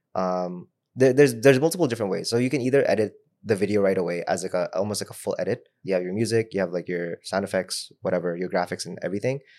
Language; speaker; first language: English; non-native, local second language; Filipino